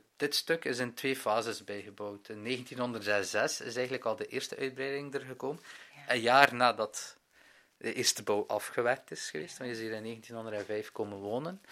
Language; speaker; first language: Dutch; native; Dutch